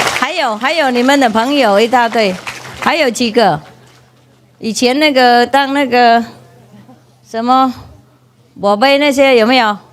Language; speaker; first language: Chinese; non-native, fluent; Vietnamese